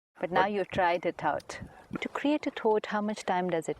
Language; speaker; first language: English; non-native, local second language; Hindi